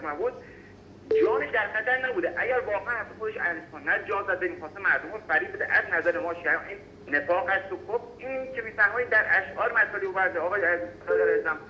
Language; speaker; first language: Persian; native; Persian